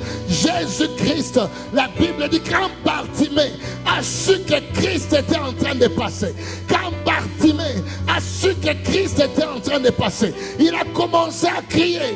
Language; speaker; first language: French; non-native, local second language; Lingala